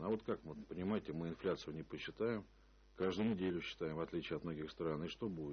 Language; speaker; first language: Russian; native; Russian